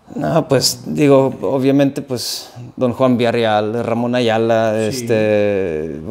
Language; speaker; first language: Spanish; non-native, fluent; Dutch